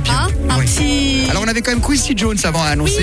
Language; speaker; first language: French; native; French